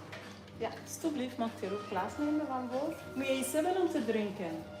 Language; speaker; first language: Dutch; non-native, fluent; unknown